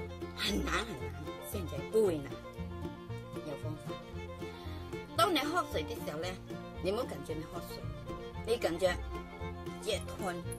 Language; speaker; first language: Chinese; non-native, local second language; Cantonese